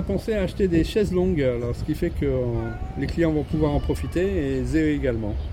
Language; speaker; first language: French; native; French